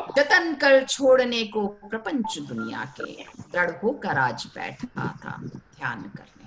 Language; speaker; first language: Hindi; native; Hindi